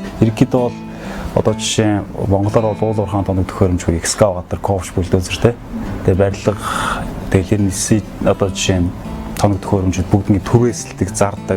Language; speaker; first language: Mongolian; native; Mongolian